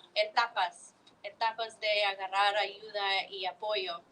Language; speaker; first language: Spanish; early bilingual, heritage; Spanish